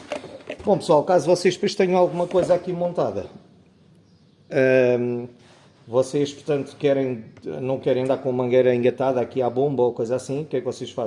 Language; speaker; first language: Portuguese; native; Portuguese